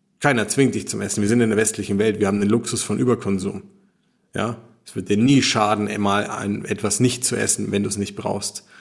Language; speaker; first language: German; native; German